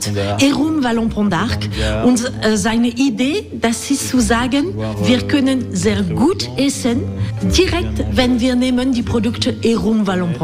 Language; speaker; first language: German; non-native, learner; French